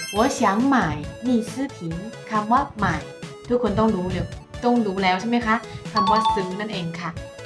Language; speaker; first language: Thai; non-native, fluent; Chinese